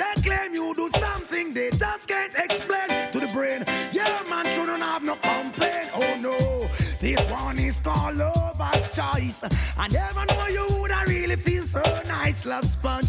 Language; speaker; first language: English; non-native, fluent; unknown